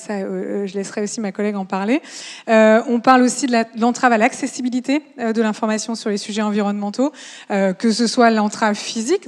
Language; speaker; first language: French; native; French